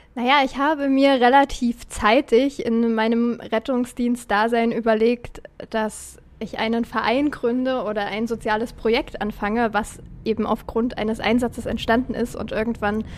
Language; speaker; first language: German; native; German